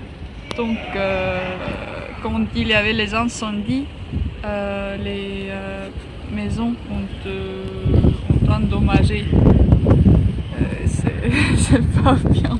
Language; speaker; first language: French; non-native, learner; Estonian